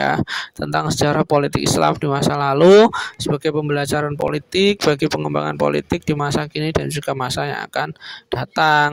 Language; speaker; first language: Indonesian; native; Indonesian